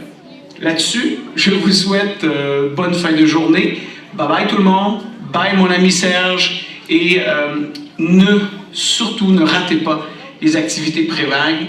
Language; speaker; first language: French; native; French